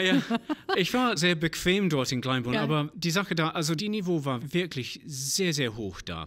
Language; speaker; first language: German; non-native, fluent; English